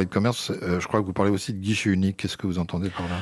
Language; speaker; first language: French; native; French